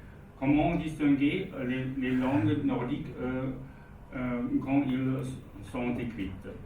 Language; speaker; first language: French; non-native, fluent; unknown